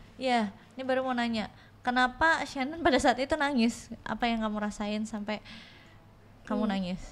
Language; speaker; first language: Indonesian; native; Indonesian